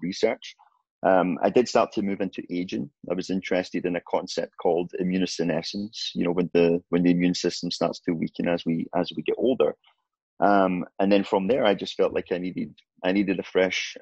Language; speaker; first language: English; native; English